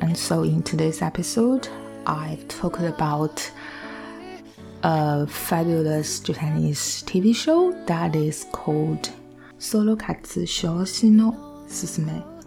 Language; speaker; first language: English; non-native, fluent; Chinese